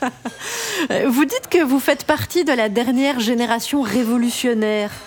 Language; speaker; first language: French; native; French